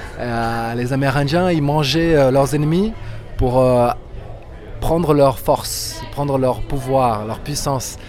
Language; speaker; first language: French; non-native, fluent; Portuguese